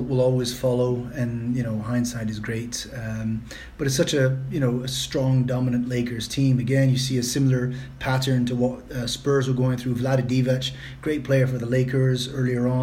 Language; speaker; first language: English; non-native, fluent; Dutch